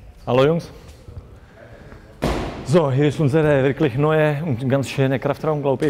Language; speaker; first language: German; non-native, fluent; Czech